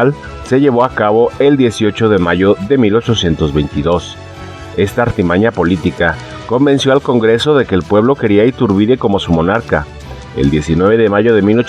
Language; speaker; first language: Spanish; native; Spanish